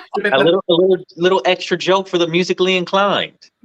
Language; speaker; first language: English; native; English